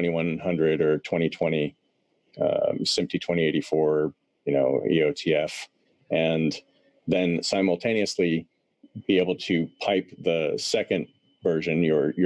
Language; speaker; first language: English; native; English